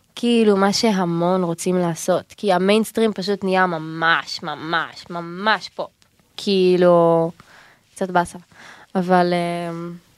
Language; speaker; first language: Hebrew; native; Hebrew